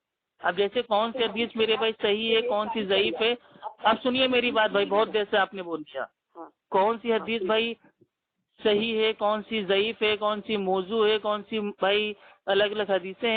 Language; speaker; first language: Hindi; native; Hindi